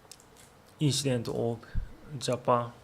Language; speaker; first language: English; non-native, learner; Japanese